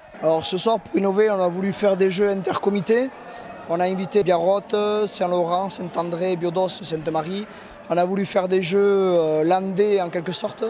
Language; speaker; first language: French; native; French